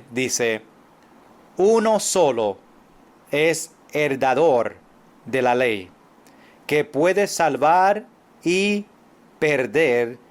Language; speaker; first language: Spanish; non-native, fluent; English